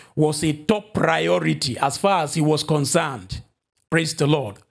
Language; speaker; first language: English; non-native, local second language; Yoruba